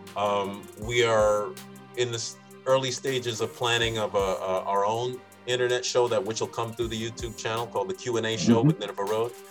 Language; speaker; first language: English; native; English